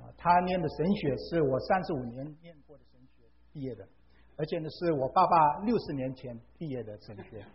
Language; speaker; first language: Chinese; non-native, fluent; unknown